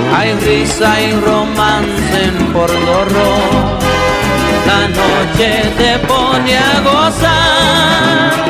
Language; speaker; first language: Spanish; early bilingual, heritage; Spanish